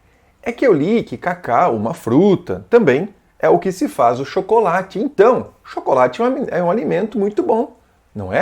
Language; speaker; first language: Portuguese; native; Portuguese